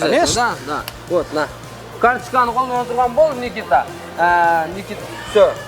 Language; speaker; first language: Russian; non-native, local second language; Kyrgyz